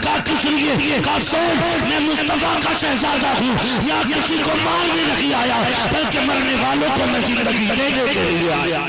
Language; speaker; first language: Hindi; native; Hindi